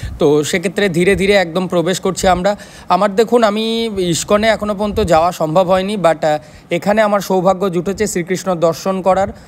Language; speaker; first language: Bangla; native; Bangla